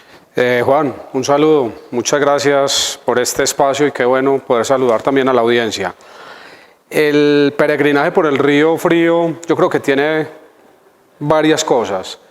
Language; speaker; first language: Spanish; native; Spanish